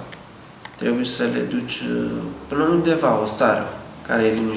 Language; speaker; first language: Romanian; non-native, learner; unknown